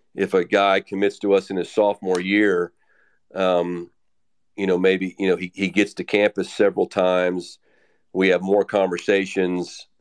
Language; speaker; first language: English; native; English